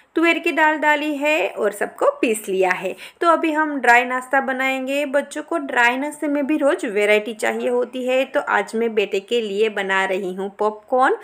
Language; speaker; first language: Hindi; non-native, local second language; Gujarati